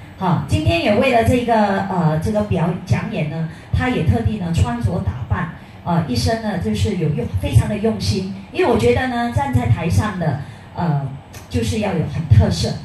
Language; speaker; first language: Chinese; native; Chinese